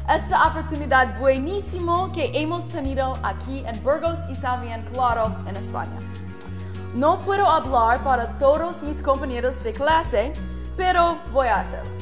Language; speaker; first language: Spanish; non-native, learner; English